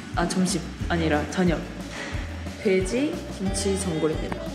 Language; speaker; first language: Korean; native; Korean